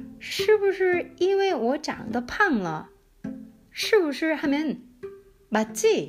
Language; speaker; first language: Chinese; non-native, fluent; Korean